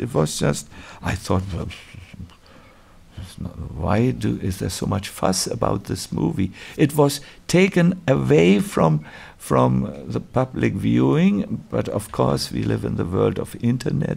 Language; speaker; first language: English; non-native, fluent; German